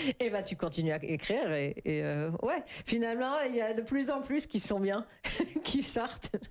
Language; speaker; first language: French; non-native, fluent; English